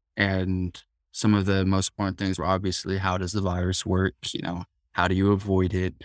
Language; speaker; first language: English; native; English